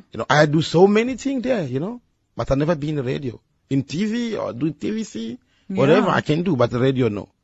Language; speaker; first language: English; non-native, learner; Lingala